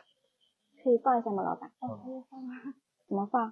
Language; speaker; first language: Spanish; non-native, learner; Chinese